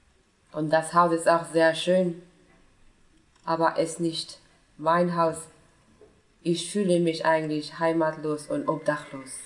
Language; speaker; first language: German; non-native, fluent; Persian